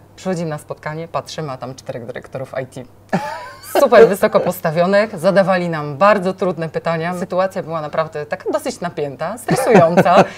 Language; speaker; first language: Polish; native; Polish